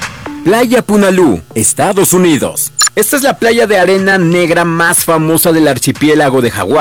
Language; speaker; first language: Spanish; native; Spanish